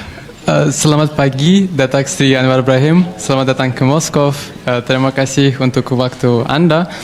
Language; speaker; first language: Indonesian; non-native, learner; Russian